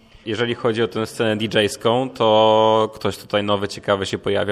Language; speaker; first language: Polish; native; Polish